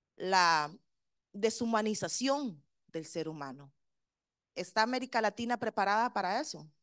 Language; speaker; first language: Spanish; native; Spanish